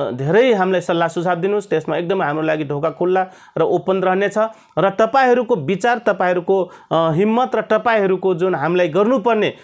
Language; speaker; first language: Nepali; non-native, local second language; Rana Tharu